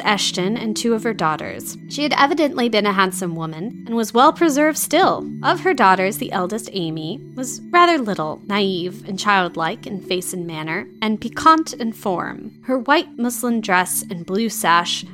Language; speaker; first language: English; native; English